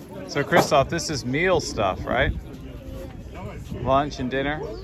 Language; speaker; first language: English; native; English